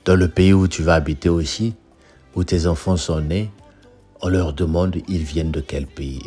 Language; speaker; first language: French; non-native, local second language; Lingala